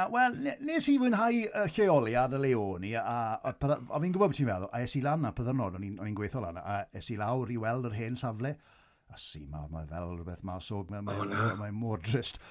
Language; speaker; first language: Welsh; native; Welsh